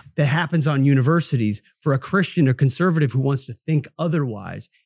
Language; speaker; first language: English; native; English